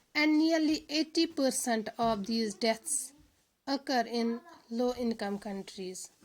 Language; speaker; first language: English; non-native, local second language; Urdu